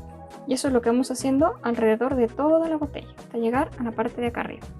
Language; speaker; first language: Spanish; native; Spanish